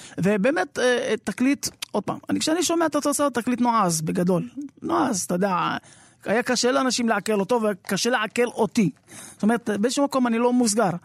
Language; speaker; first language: Hebrew; native; Hebrew